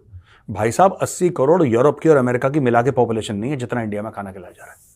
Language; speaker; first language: Hindi; native; Hindi